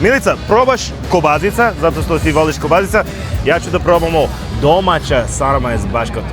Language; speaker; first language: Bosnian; non-native, learner; English